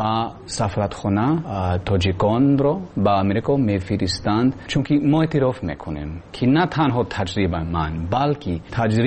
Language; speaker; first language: Persian; non-native, learner; English